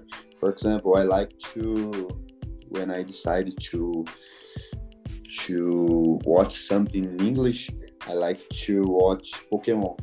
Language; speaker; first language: English; non-native, learner; Portuguese